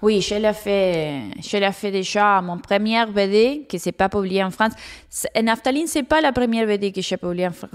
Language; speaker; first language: French; non-native, fluent; Spanish